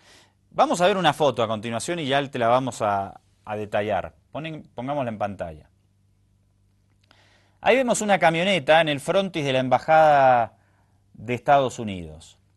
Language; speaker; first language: Spanish; native; Spanish